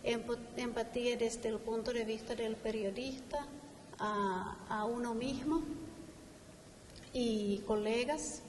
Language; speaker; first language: Spanish; non-native, fluent; Finnish